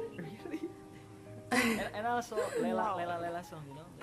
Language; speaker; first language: English; non-native, fluent; Indonesian